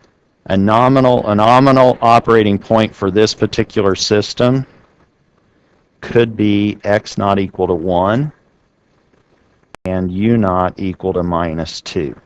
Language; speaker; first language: English; native; English